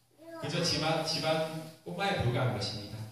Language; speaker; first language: Korean; native; Korean